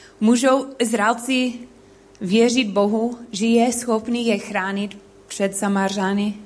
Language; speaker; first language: Czech; non-native, learner; English